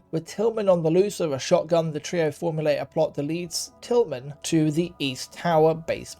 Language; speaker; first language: English; native; English